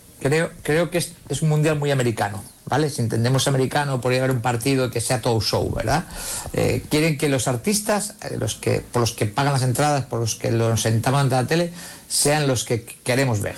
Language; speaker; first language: Spanish; native; Spanish